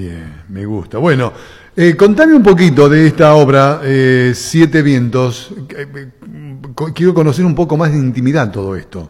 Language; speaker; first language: Spanish; native; Spanish